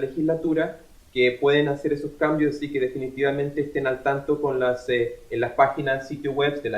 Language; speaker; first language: Spanish; native; Spanish